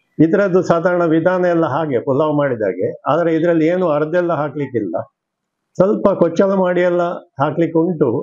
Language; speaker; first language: Kannada; non-native, local second language; Konkani